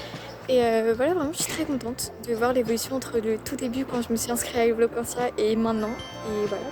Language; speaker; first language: French; native; French